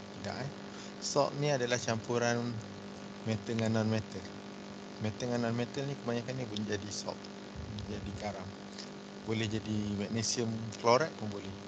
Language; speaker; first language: Malay; native; Malay